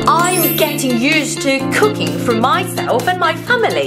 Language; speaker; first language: English; non-native, fluent; Thai